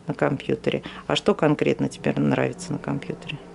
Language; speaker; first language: Russian; native; Russian